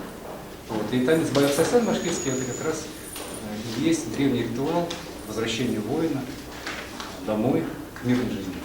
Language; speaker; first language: Russian; native; Russian